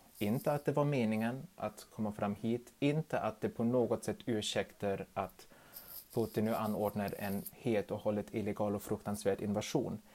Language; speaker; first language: Swedish; non-native, fluent; German